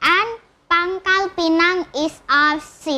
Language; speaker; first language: English; non-native, learner; Indonesian